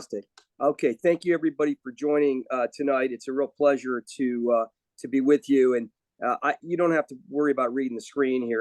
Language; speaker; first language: English; native; English